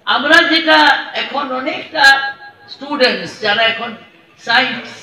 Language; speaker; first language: Bangla; non-native, local second language; Hindi